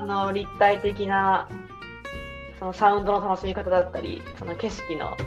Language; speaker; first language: Japanese; native; Japanese